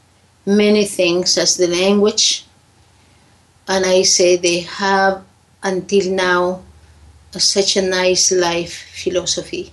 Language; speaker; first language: English; non-native, fluent; Spanish